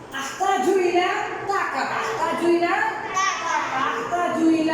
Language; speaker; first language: Arabic; non-native, fluent; Bangla